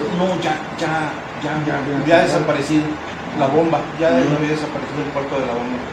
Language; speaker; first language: Spanish; native; Spanish